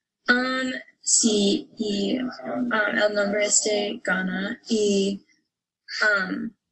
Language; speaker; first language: Spanish; non-native, learner; English